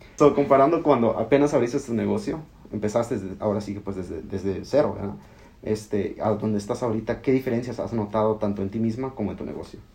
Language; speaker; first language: Spanish; early bilingual, heritage; Spanish